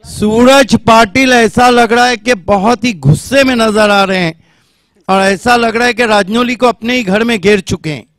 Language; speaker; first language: Hindi; non-native, local second language; Marathi